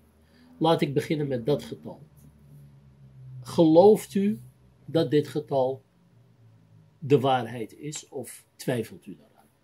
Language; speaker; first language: Dutch; native; Dutch